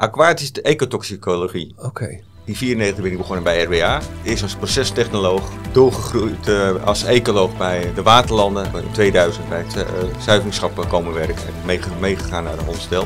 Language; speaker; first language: Dutch; native; Dutch